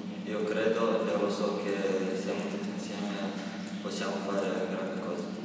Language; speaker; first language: Italian; non-native, learner; Croatian